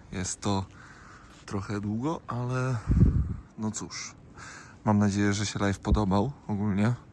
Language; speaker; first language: Polish; native; Polish